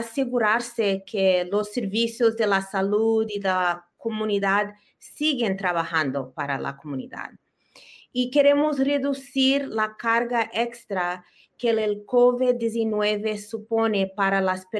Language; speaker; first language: Spanish; early bilingual, heritage; Spanish